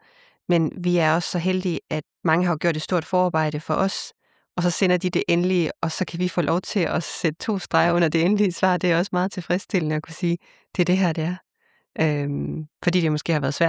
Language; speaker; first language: Danish; native; Danish